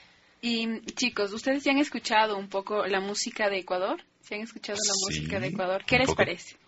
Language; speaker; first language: Spanish; native; Spanish